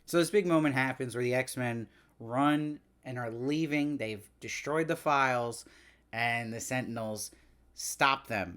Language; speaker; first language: English; native; English